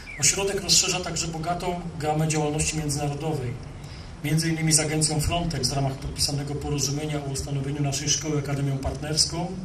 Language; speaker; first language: Polish; native; Polish